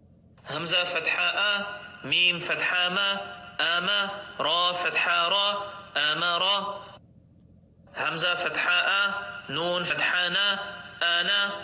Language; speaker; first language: Arabic; non-native, fluent; Oromo